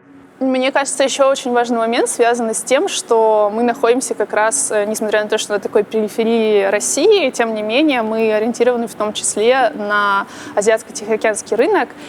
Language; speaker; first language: Russian; native; Russian